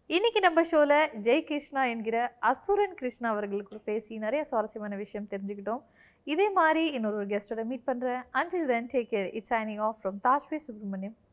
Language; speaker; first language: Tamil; native; Tamil